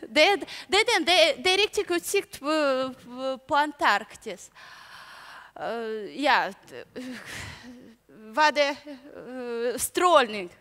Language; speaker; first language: Swedish; non-native, learner; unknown